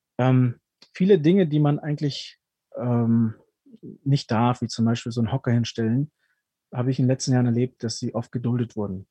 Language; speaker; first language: German; early bilingual, other home language; Spanish